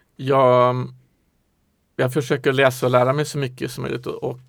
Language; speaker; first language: Swedish; native; Swedish